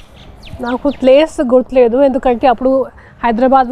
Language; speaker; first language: Telugu; non-native, local second language; Hindi